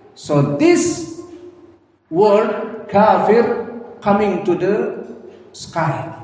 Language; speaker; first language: English; non-native, learner; Indonesian